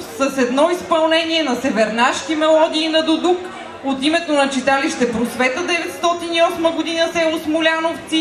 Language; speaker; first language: Bulgarian; native; Bulgarian